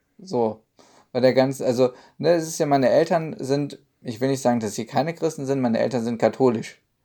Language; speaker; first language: German; native; German